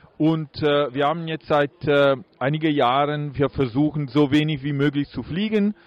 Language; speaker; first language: German; non-native, fluent; Italian